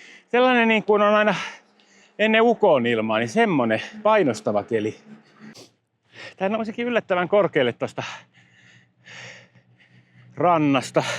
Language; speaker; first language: Finnish; native; Finnish